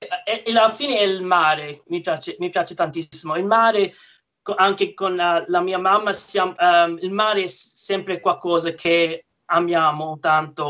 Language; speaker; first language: Italian; early bilingual, heritage; English